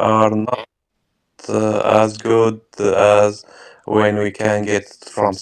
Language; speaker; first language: English; non-native, learner; Arabic